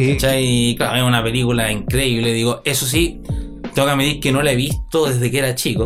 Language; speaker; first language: Spanish; native; Spanish